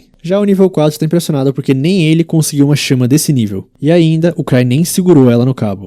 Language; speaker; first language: Portuguese; native; Portuguese